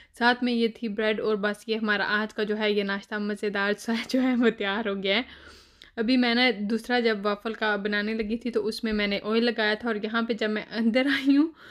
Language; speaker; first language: Urdu; native; Urdu